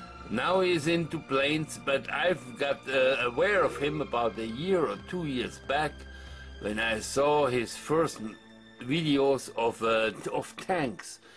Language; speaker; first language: English; non-native, fluent; German